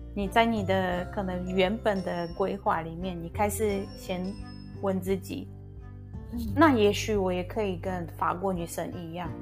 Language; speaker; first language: Chinese; non-native, fluent; Polish